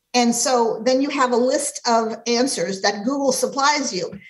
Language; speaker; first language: English; native; English